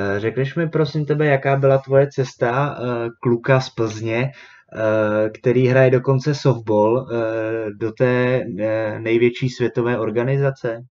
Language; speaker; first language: Czech; native; Czech